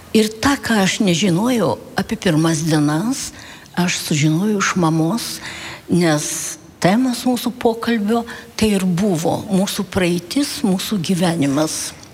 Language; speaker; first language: Lithuanian; early bilingual, heritage; Lithuanian